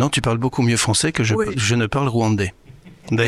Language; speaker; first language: French; native; French